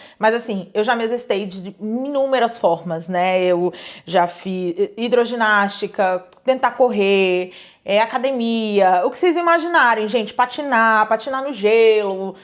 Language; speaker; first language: Portuguese; native; Portuguese